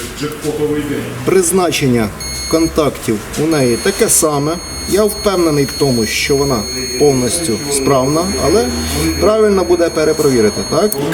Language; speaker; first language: Ukrainian; non-native, local second language; Russian